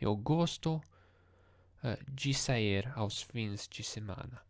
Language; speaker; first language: Portuguese; non-native, learner; English